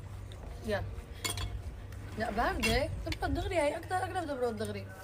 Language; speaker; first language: Arabic; native; Arabic